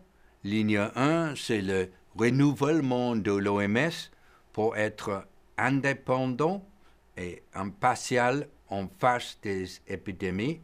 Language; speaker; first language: French; non-native, fluent; English